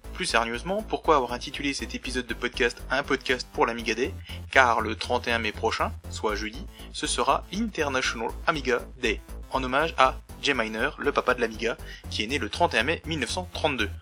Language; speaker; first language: French; native; French